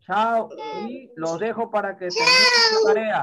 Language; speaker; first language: Spanish; native; Spanish